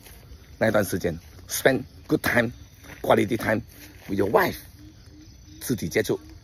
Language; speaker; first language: English; non-native, fluent; Chinese